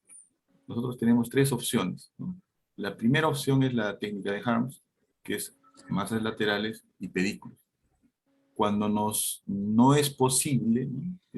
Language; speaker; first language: Spanish; native; Spanish